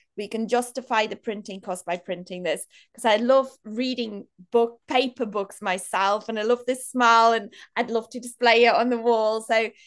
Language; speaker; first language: English; non-native, local second language; Afrikaans